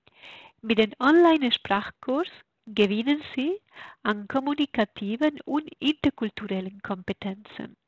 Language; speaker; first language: German; non-native, fluent; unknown